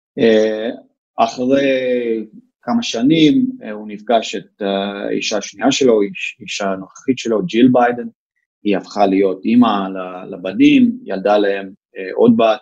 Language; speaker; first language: Hebrew; non-native, fluent; English